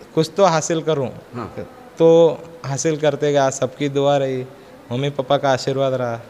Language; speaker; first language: Hindi; non-native, local second language; Kannada